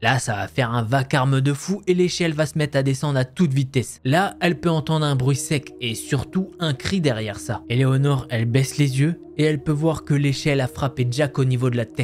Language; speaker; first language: French; native; French